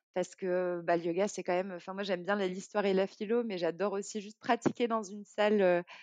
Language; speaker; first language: French; native; French